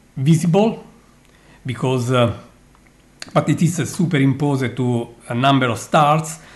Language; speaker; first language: English; non-native, fluent; Italian